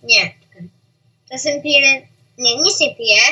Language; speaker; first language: Polish; early bilingual, heritage; Polish